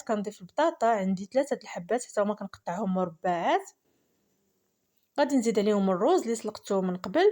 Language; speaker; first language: Arabic; native; Arabic